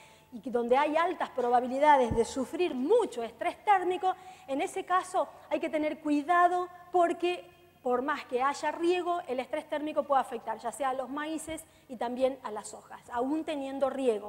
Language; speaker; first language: Spanish; native; Spanish